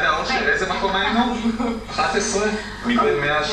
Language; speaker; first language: Hebrew; native; Hebrew